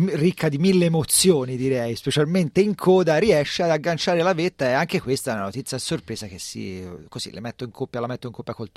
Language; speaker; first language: Italian; native; Italian